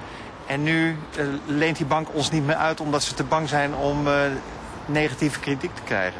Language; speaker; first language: Dutch; native; Dutch